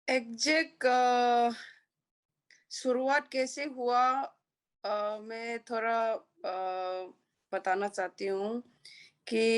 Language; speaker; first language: Hindi; non-native, local second language; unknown